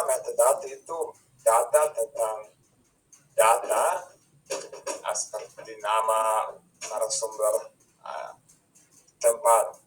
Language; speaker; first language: Indonesian; non-native, fluent; English